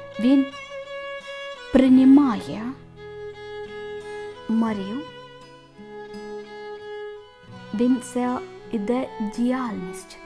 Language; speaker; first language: Ukrainian; non-native, learner; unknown